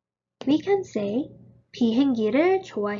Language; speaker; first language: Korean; early bilingual, heritage; Korean